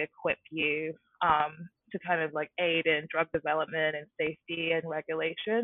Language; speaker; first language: English; native; English